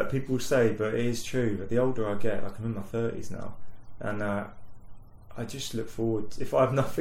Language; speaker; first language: English; native; English